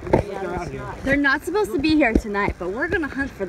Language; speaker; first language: English; native; English